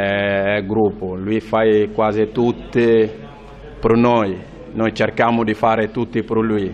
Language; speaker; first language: Italian; non-native, learner; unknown